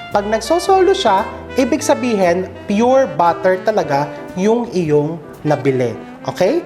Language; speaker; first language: Filipino; native; Filipino